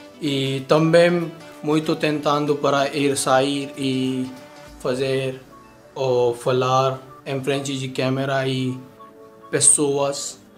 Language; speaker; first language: Portuguese; non-native, learner; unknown